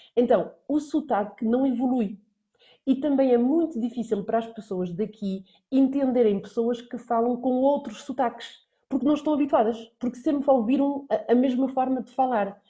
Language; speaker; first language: Portuguese; native; Portuguese